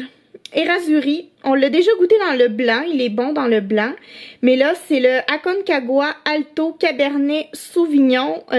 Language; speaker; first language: French; native; French